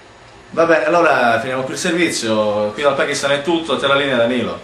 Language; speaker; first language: Italian; native; Italian